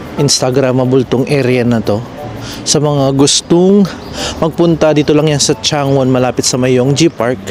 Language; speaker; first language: Filipino; native; Filipino